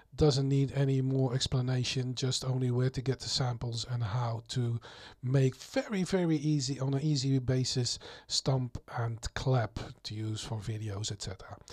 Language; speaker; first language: English; non-native, fluent; Dutch